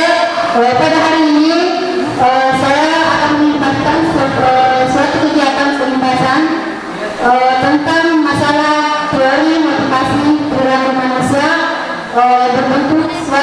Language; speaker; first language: Indonesian; native; Indonesian